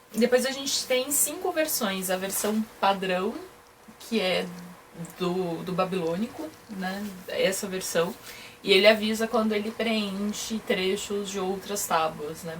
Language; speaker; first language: Portuguese; native; Portuguese